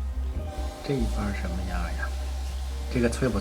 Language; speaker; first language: Chinese; native; Chinese